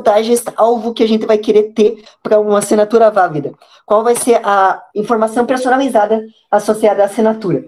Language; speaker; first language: Portuguese; native; Portuguese